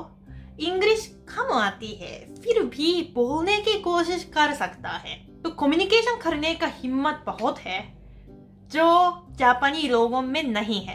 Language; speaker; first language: Hindi; non-native, fluent; Japanese